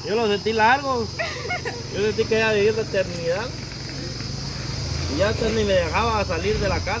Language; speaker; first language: Spanish; native; Spanish